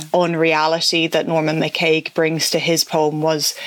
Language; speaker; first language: English; native; English